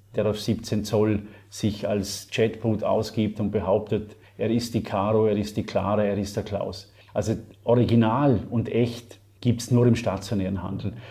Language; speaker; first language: German; native; German